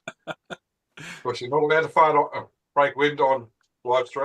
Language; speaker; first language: English; native; English